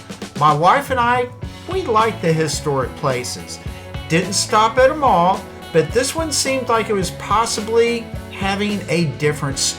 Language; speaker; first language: English; native; English